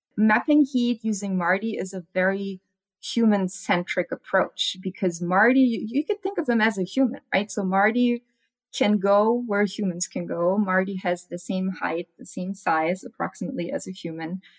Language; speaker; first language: English; non-native, fluent; German